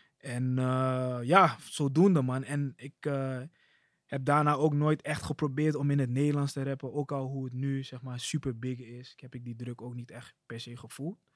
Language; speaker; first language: Dutch; early bilingual, other home language; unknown